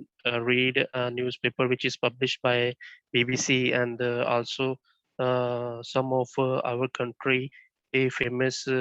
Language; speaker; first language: English; non-native, learner; Bangla